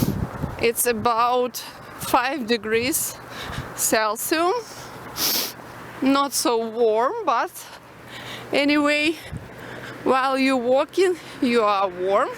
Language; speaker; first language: English; non-native, local second language; Russian